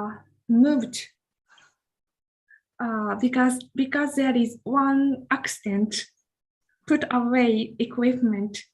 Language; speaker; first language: English; non-native, learner; Japanese